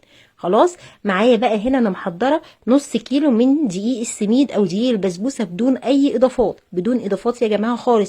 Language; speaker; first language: Arabic; native; Arabic